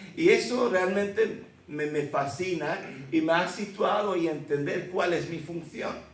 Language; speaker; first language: Spanish; early bilingual, other home language; Swedish